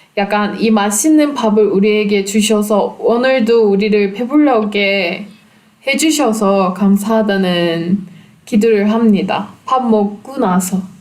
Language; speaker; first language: Korean; non-native, fluent; Turkish